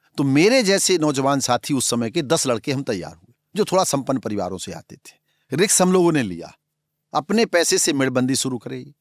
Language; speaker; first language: Hindi; native; Hindi